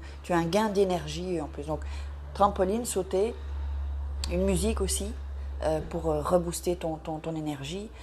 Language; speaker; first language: French; native; French